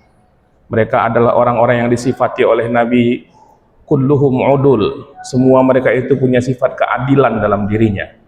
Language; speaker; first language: Indonesian; native; Indonesian